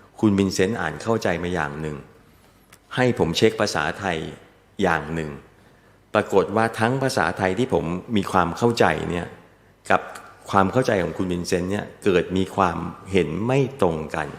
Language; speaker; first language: Thai; native; Thai